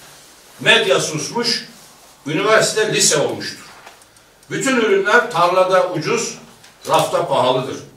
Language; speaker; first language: Turkish; native; Turkish